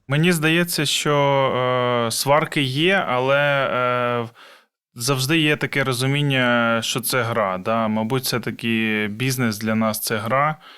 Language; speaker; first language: Ukrainian; non-native, local second language; Russian